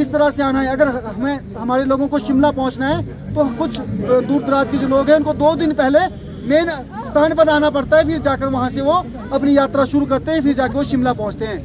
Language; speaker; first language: Hindi; native; Hindi